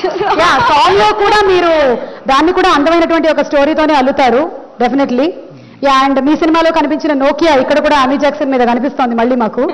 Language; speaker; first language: Telugu; native; Telugu